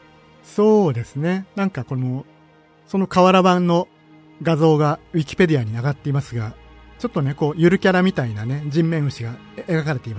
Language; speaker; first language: Japanese; native; Japanese